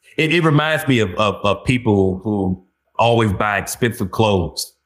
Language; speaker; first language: English; native; English